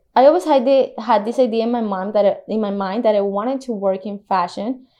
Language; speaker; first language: English; non-native, fluent; Spanish